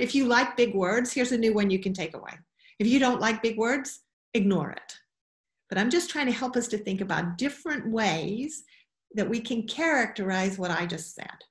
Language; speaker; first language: English; native; English